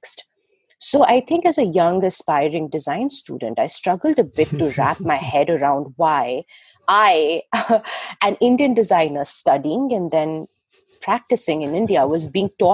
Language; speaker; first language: English; non-native, local second language; Hindi